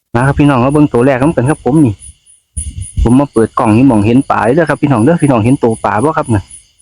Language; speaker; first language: Thai; non-native, local second language; Northeastern Thai